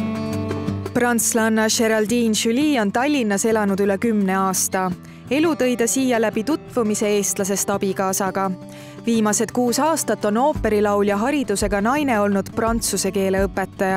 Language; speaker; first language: Estonian; native; Estonian